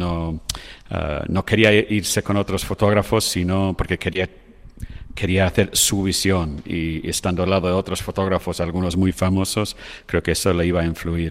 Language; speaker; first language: Spanish; non-native, fluent; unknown